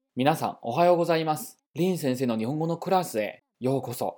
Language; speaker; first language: Japanese; non-native, fluent; Chinese